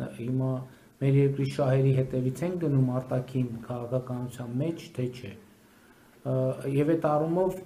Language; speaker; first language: Armenian; native; Armenian